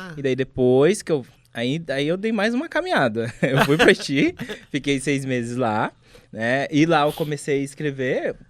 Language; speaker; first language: Portuguese; native; Portuguese